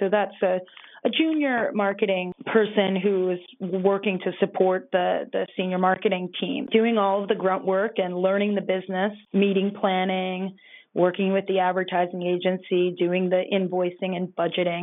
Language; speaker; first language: English; native; English